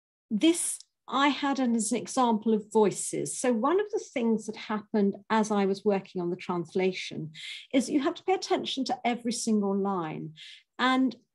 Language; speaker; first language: English; native; English